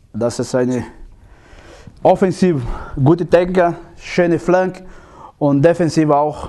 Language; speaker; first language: German; non-native, learner; Portuguese